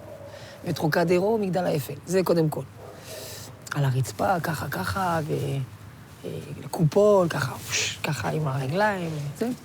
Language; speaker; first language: Hebrew; non-native, fluent; French